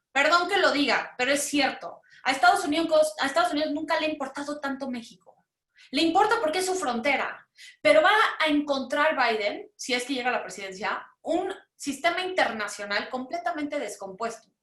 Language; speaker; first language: Spanish; native; Spanish